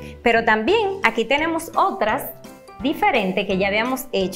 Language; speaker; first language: Spanish; native; Spanish